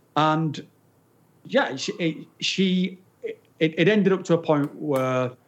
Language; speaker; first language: English; native; English